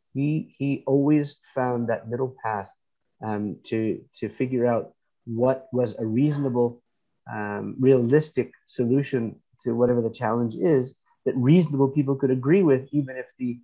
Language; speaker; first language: English; native; English